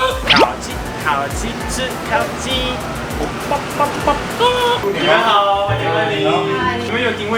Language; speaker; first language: Chinese; non-native, fluent; French